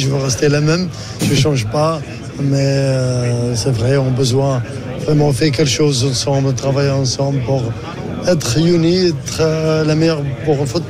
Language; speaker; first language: French; non-native, learner; Arabic